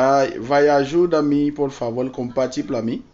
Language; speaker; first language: Portuguese; non-native, learner; Haitian Creole